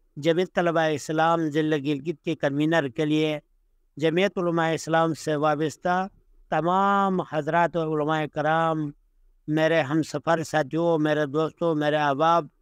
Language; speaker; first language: Urdu; non-native, local second language; Shina